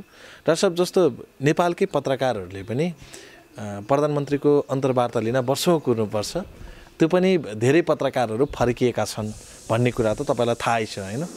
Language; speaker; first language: Nepali; native; Nepali